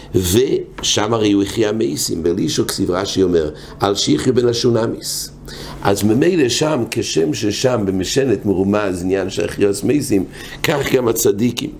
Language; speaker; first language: Hebrew; non-native, fluent; English